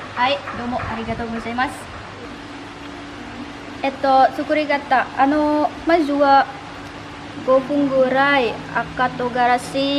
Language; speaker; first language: Japanese; non-native, learner; Indonesian